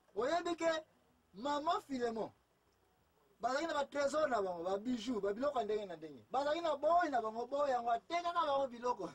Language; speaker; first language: Lingala; native; Lingala